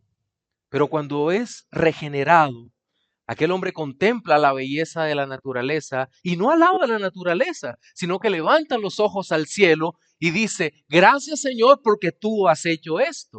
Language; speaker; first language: Spanish; native; Spanish